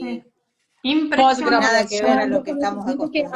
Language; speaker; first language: Spanish; native; Spanish